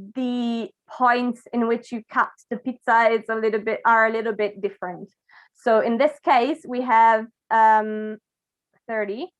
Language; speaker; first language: English; non-native, fluent; Italian